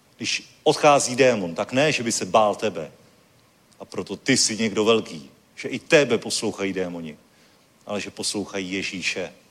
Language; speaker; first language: Czech; native; Czech